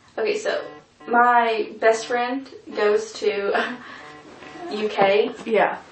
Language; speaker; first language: English; native; English